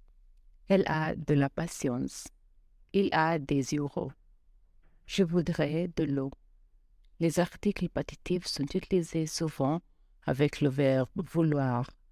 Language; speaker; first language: French; non-native, fluent; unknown